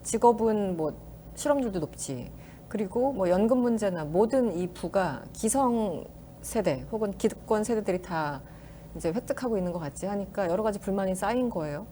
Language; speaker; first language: Korean; native; Korean